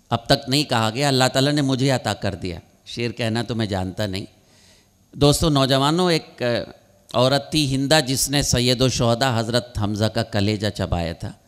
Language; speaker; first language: Urdu; native; Urdu